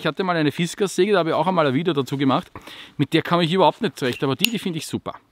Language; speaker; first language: German; native; German